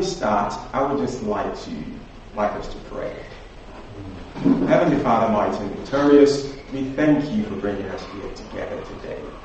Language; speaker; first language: English; non-native, local second language; Yoruba